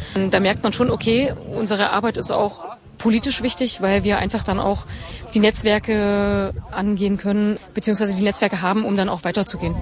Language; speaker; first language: German; native; German